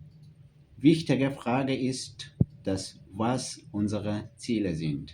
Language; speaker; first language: German; non-native, fluent; Pashto